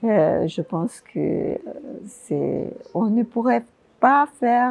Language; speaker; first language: French; non-native, fluent; Portuguese